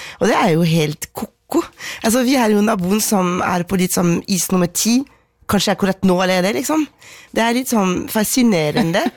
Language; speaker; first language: Norwegian; non-native, fluent; French